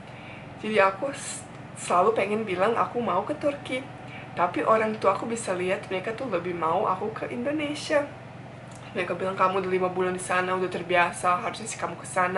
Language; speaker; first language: Indonesian; non-native, fluent; Bosnian